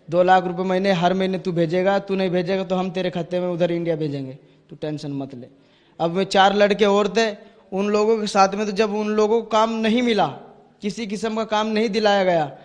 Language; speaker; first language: Hindi; native; Hindi